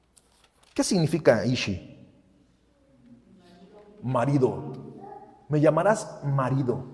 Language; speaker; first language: Spanish; native; Spanish